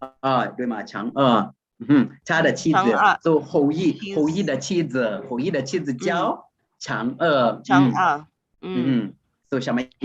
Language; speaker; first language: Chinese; non-native, fluent; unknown